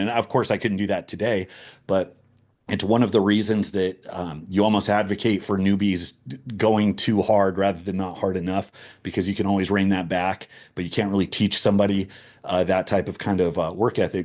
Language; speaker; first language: English; native; English